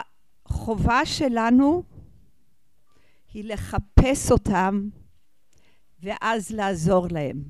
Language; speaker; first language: Hebrew; non-native, fluent; English